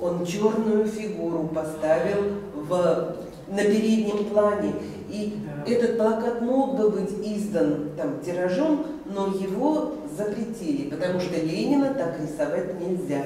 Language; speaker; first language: Russian; native; Russian